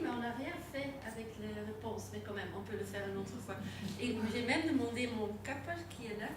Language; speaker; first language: French; non-native, local second language; Dutch